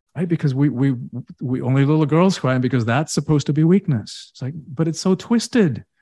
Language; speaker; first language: English; early bilingual, other home language; Spanish